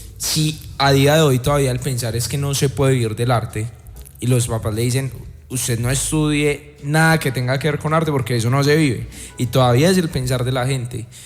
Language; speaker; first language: Spanish; native; Spanish